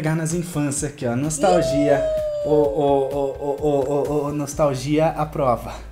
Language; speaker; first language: Portuguese; native; Portuguese